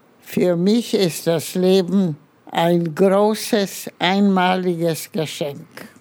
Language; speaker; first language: German; non-native, fluent; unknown